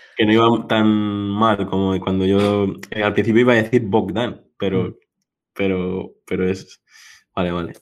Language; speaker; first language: Spanish; non-native, local second language; Catalan